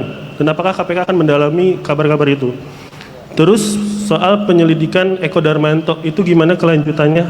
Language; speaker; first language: Indonesian; native; Indonesian